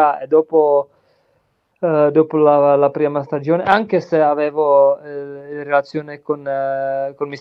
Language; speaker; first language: Italian; non-native, learner; Czech